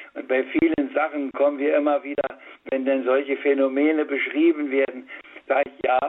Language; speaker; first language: German; native; German